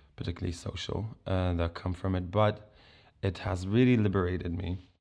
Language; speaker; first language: English; non-native, fluent; Polish